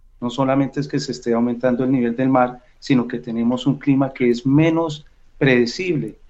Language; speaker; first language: Spanish; native; Spanish